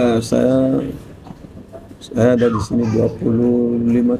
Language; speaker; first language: Indonesian; non-native, learner; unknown